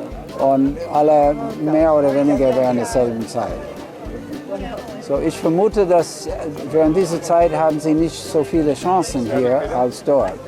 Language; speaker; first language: German; non-native, fluent; English